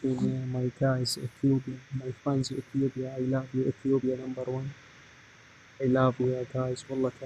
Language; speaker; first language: English; non-native, learner; Arabic